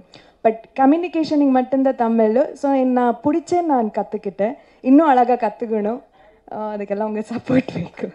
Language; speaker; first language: Tamil; non-native, learner; Kannada